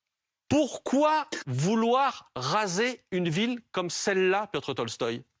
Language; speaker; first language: French; native; French